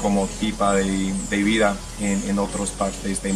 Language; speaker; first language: Spanish; non-native, learner; English